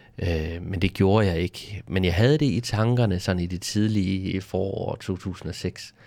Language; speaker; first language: Danish; native; Danish